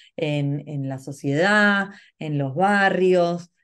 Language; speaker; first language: Spanish; native; Spanish